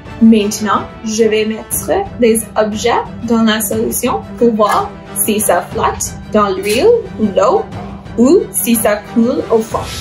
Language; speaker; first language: French; non-native, fluent; English